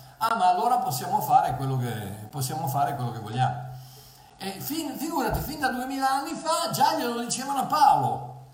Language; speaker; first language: Italian; early bilingual, heritage; Italian